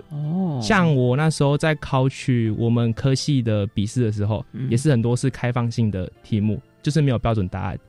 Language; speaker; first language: Chinese; native; Chinese